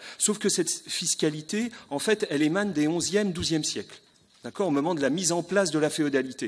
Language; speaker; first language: French; native; French